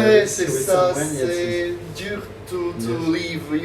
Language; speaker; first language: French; non-native, learner; Slovak